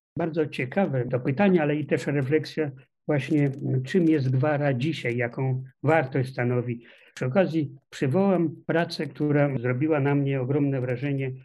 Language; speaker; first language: Polish; native; Polish